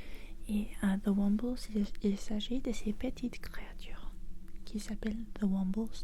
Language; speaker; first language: French; non-native, fluent; English